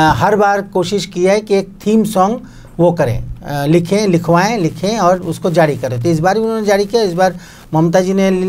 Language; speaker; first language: Hindi; non-native, local second language; Bangla